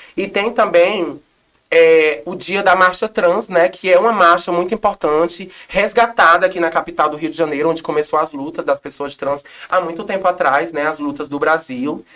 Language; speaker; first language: Portuguese; native; Portuguese